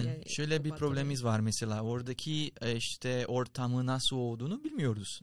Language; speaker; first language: Turkish; non-native, fluent; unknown